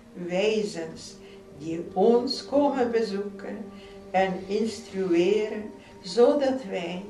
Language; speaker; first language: Dutch; non-native, fluent; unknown